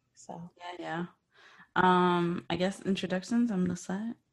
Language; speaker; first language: English; early bilingual, other home language; Spanish